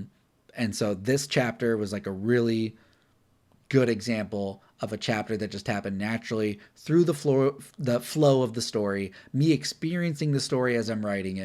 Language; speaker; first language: English; native; English